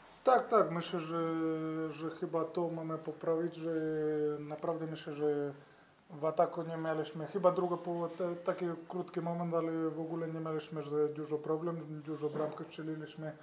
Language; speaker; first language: Polish; non-native, learner; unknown